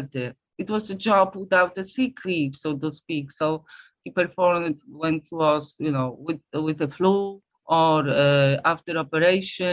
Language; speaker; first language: English; non-native, fluent; Polish